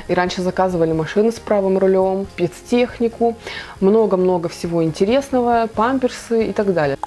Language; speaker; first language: Russian; native; Russian